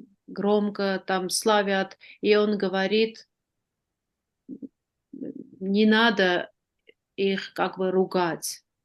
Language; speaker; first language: Russian; non-native, fluent; Armenian